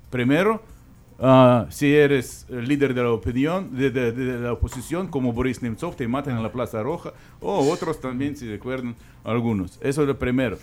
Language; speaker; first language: Spanish; non-native, fluent; Ukrainian